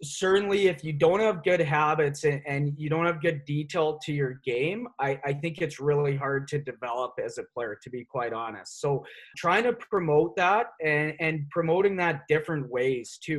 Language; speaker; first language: English; native; English